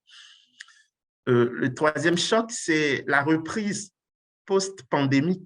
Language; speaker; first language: French; non-native, local second language; Ewe